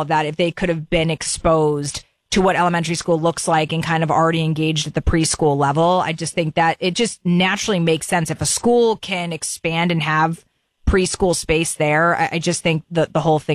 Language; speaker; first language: English; native; English